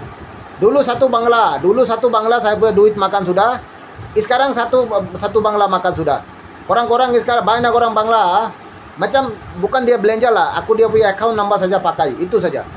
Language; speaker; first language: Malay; non-native, learner; Bangla